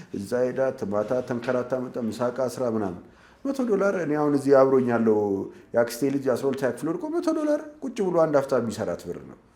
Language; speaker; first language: Amharic; native; Amharic